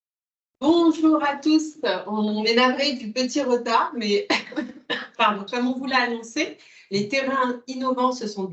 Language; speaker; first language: French; native; French